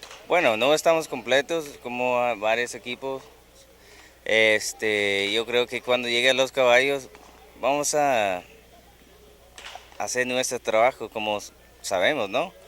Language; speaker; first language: Spanish; non-native, fluent; English